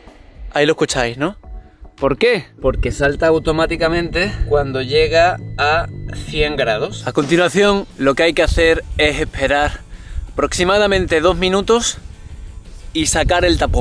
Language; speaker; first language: Spanish; native; Spanish